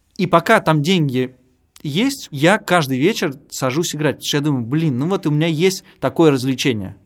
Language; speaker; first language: Russian; native; Russian